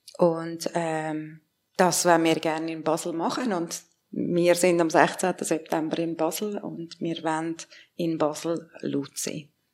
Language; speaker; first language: German; early bilingual, other home language; Persian